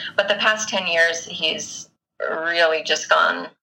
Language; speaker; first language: English; native; English